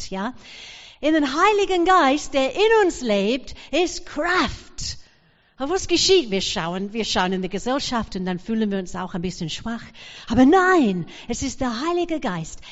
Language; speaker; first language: German; non-native, fluent; English